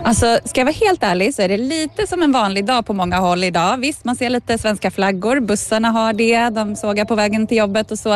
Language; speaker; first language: Swedish; native; Swedish